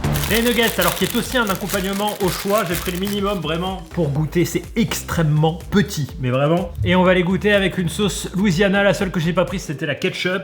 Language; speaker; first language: French; native; French